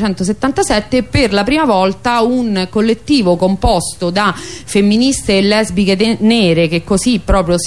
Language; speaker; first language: Italian; native; Italian